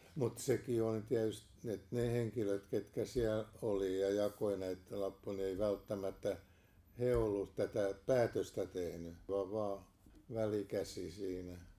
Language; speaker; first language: Finnish; native; Finnish